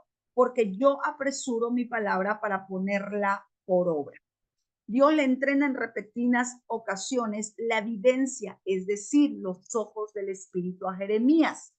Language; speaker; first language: Spanish; native; Spanish